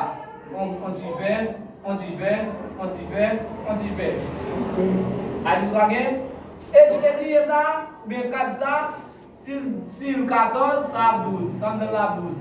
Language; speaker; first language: French; non-native, local second language; Haitian Creole